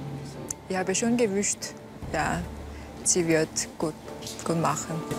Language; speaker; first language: German; non-native, learner; Korean